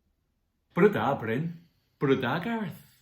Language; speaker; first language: Welsh; non-native, learner; English